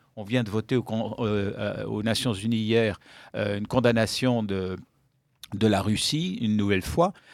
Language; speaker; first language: French; native; French